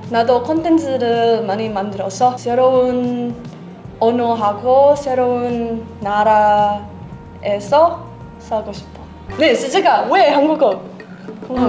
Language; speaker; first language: Korean; non-native, learner; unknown